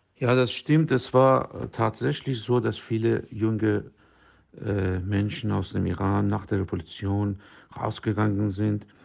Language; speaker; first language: German; non-native, fluent; Persian